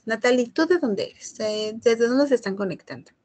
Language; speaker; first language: Spanish; native; Spanish